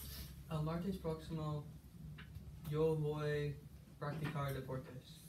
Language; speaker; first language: Spanish; non-native, learner; English